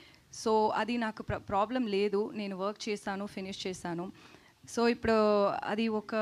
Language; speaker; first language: Telugu; non-native, learner; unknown